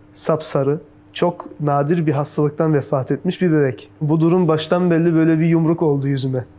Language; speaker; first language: Turkish; early bilingual, heritage; Turkish